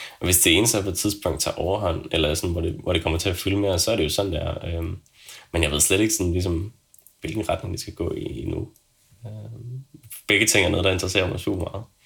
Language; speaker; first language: Danish; native; Danish